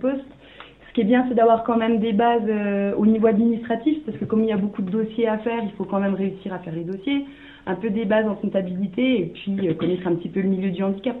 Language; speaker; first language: French; native; French